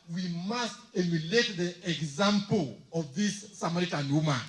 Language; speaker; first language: English; non-native, local second language; Swahili